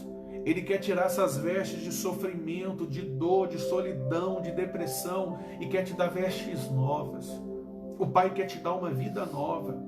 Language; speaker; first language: Portuguese; native; Portuguese